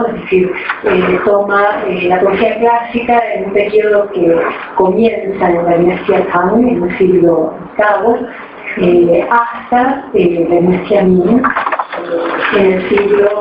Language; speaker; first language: Spanish; native; Spanish